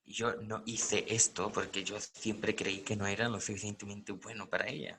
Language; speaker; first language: Spanish; native; Spanish